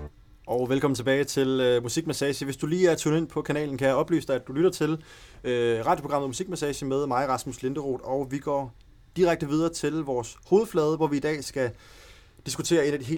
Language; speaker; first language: Danish; native; Danish